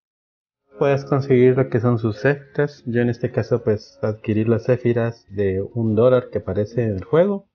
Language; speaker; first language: Spanish; native; Spanish